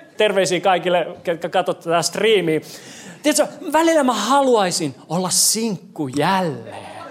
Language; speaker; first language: Finnish; non-native, fluent; English